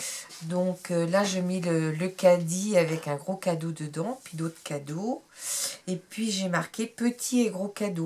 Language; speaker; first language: French; native; French